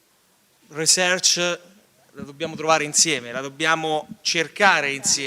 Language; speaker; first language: Italian; native; Italian